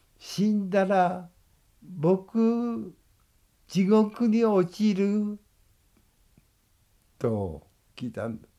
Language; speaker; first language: Japanese; native; Japanese